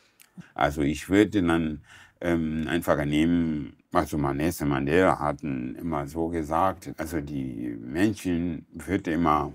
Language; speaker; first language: German; non-native, local second language; Portuguese